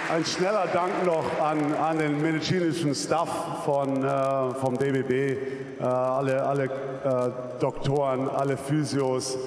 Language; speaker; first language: German; native; German